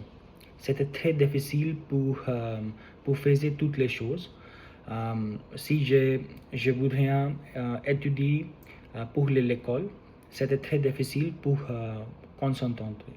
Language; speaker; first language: French; non-native, learner; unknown